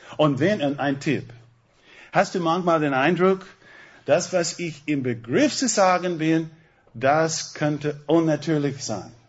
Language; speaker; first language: German; non-native, fluent; English